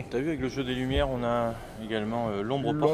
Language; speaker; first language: French; native; French